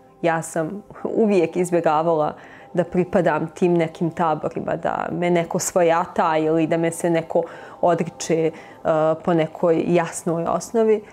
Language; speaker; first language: Bosnian; native; Bosnian